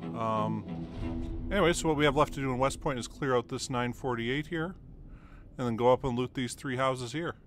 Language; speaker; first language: English; native; English